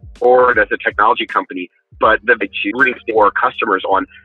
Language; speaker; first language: English; native; English